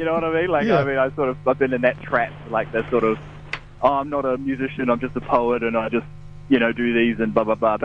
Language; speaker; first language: English; native; English